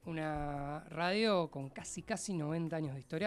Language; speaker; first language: Spanish; native; Spanish